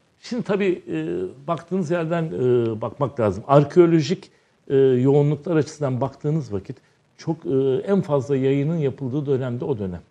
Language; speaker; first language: Turkish; native; Turkish